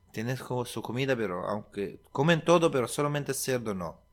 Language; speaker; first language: Spanish; non-native, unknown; Arabic